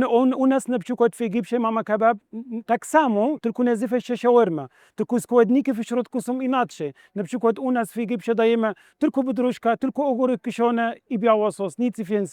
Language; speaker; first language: Polish; non-native, fluent; Arabic